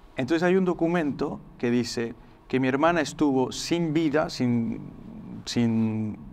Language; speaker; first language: Spanish; native; Spanish